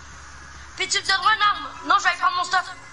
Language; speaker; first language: French; native; French